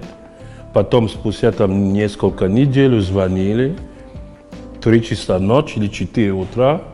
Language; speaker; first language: Russian; non-native, fluent; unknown